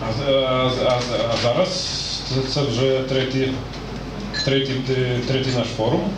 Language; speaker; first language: Ukrainian; non-native, learner; Lithuanian